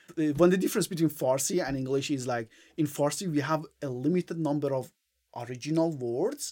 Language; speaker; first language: English; non-native, fluent; Persian